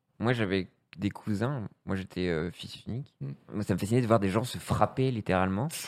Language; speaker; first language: French; native; French